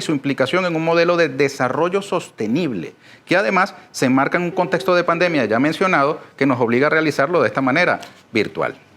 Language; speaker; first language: Spanish; native; Spanish